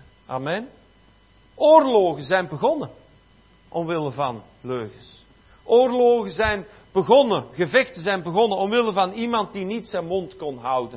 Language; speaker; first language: Dutch; native; Dutch